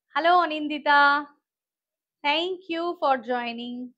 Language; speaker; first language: Hindi; non-native, local second language; Bangla